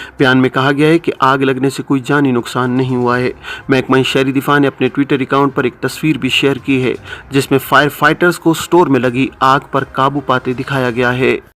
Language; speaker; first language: Urdu; native; Urdu